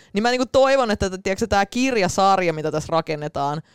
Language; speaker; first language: Finnish; early bilingual, other home language; Russian